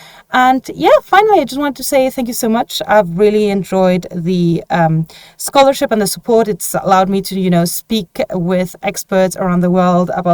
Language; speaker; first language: English; non-native, fluent; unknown